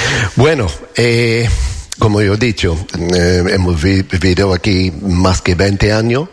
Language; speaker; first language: Spanish; non-native, learner; English